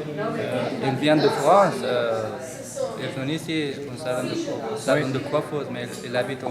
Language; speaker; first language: French; non-native, learner; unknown